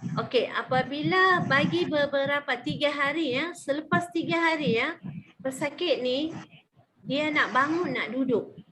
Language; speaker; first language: Malay; native; Malay